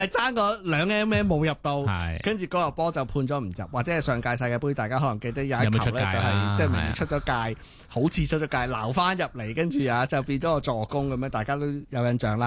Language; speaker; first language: Cantonese; native; Cantonese